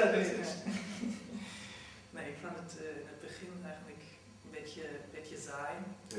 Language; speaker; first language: Dutch; non-native, fluent; German